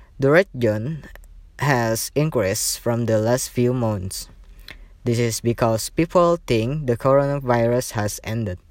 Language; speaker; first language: English; non-native, learner; Indonesian